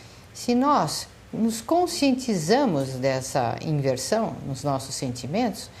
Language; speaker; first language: Portuguese; native; Portuguese